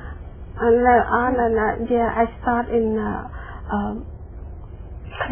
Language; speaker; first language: English; non-native, learner; Khmer